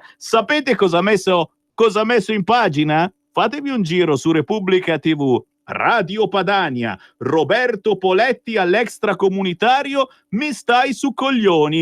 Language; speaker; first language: Italian; native; Italian